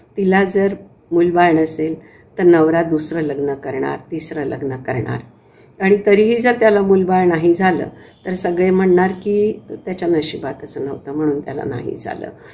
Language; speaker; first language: Marathi; native; Marathi